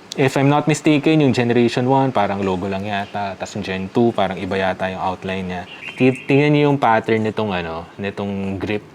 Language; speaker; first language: Filipino; native; Filipino